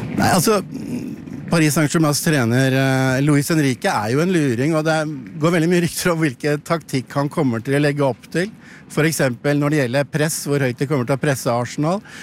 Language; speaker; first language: Norwegian; native; Norwegian